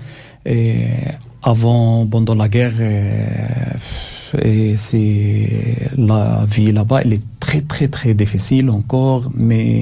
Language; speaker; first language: French; non-native, learner; Arabic